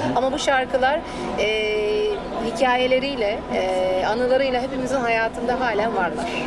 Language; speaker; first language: Turkish; native; Turkish